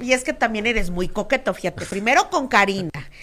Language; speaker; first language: Spanish; native; Spanish